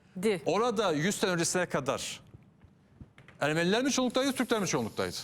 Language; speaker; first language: Turkish; native; Turkish